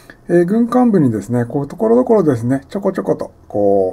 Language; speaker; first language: Japanese; native; Japanese